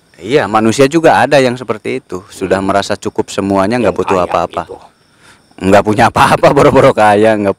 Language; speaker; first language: Indonesian; native; Indonesian